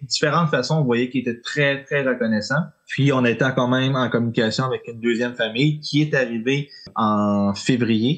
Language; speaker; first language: French; native; French